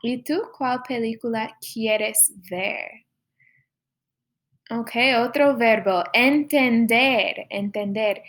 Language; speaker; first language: Spanish; non-native, fluent; English